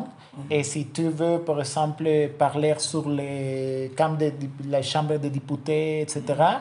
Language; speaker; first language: French; non-native, learner; Spanish